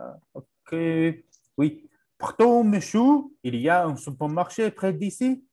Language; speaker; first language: French; non-native, learner; English